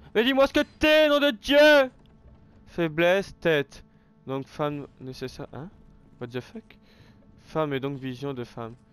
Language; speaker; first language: French; native; French